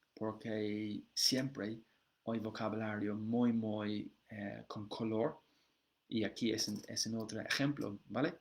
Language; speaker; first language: Spanish; non-native, learner; English